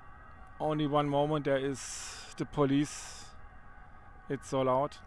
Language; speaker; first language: English; non-native, learner; German